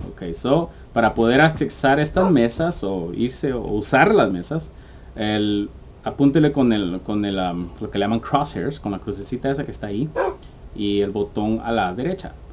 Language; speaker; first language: Spanish; early bilingual, heritage; English